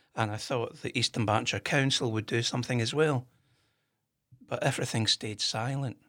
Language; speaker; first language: English; native; English